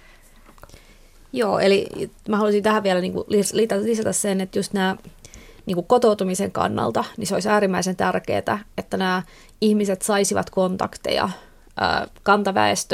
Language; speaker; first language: Finnish; native; Finnish